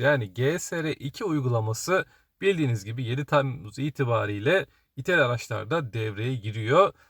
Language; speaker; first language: Turkish; native; Turkish